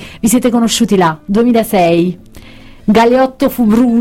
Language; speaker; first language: Italian; native; Italian